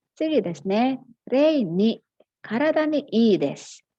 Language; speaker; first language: Japanese; non-native, fluent; Indonesian